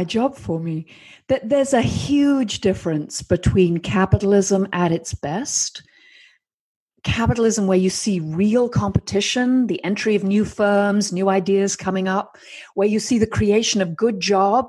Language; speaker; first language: English; native; English